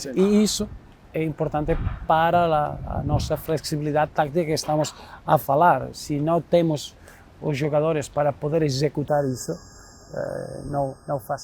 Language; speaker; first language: Portuguese; non-native, fluent; Spanish